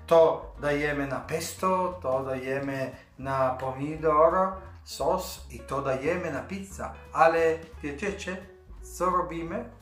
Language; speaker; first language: Polish; non-native, learner; Italian